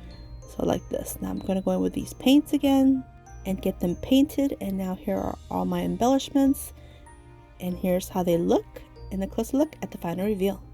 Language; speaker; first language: English; native; English